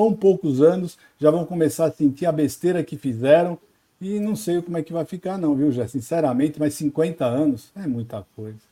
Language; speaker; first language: Portuguese; native; Portuguese